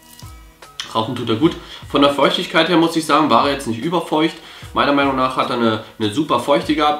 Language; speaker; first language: German; native; German